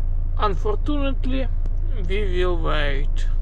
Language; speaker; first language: English; non-native, learner; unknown